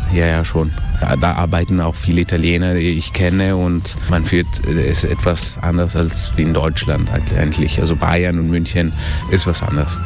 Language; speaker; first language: German; early bilingual, heritage; German